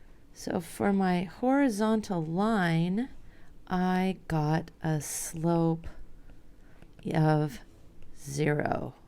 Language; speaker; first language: English; native; English